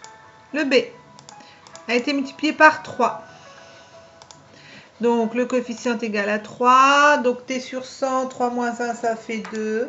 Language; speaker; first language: French; native; French